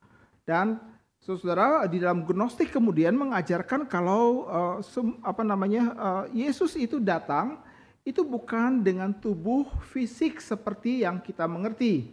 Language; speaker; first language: Indonesian; native; Indonesian